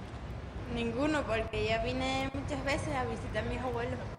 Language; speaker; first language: Spanish; non-native, learner; German